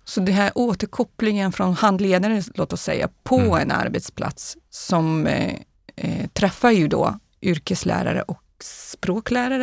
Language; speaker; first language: Swedish; non-native, fluent; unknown